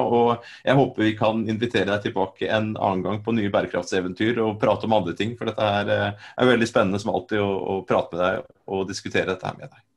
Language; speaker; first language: Norwegian; native; Norwegian